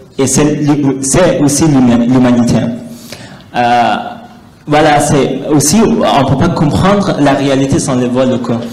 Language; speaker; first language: French; non-native, learner; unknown